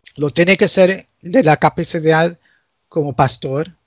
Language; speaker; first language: Spanish; early bilingual, heritage; Spanish